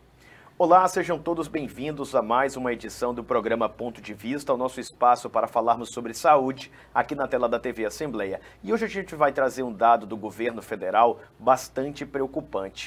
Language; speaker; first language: Portuguese; native; Portuguese